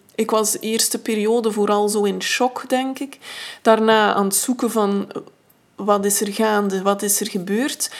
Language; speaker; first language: Dutch; native; Dutch